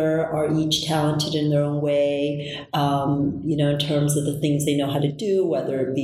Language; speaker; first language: English; early bilingual, other home language; Korean